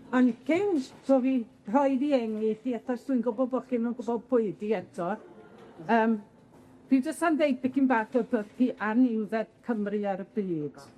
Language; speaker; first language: Welsh; native; Welsh